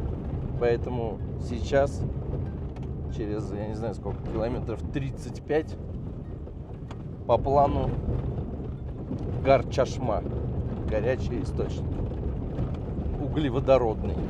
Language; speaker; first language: Russian; native; Russian